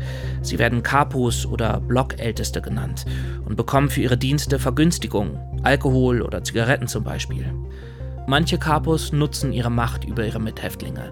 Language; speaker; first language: German; native; German